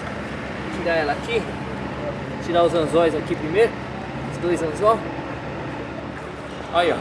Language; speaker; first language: Portuguese; native; Portuguese